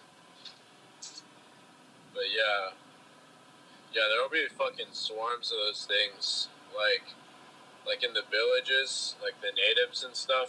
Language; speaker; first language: English; native; English